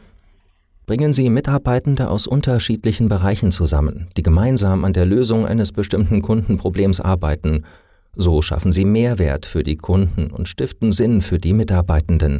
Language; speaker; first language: German; native; German